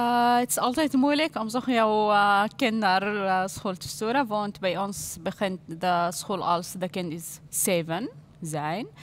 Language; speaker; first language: Dutch; non-native, learner; Arabic